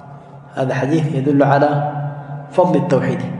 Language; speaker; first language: Arabic; native; Arabic